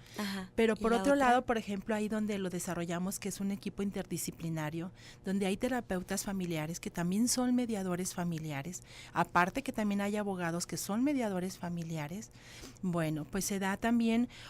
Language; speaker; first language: Spanish; native; Spanish